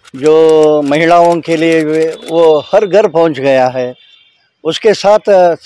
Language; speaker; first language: Hindi; non-native, local second language; Kannada